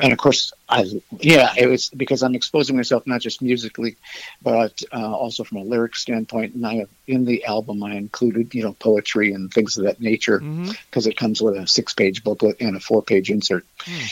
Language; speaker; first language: English; native; English